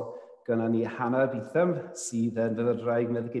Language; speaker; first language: Welsh; native; Welsh